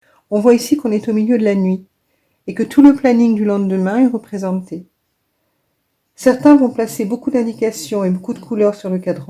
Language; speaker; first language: French; native; French